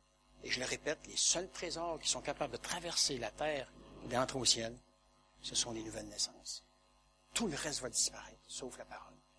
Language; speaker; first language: French; native; French